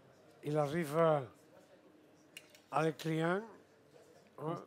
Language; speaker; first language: French; non-native, fluent; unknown